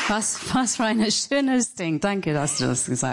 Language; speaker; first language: German; non-native, fluent; English